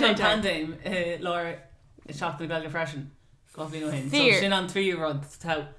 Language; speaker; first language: Irish; non-native, local second language; English